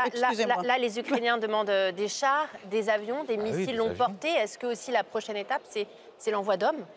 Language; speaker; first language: French; native; French